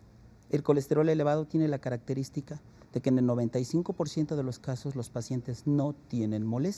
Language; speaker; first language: Spanish; native; Spanish